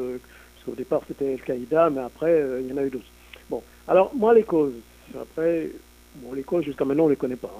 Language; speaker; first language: French; native; French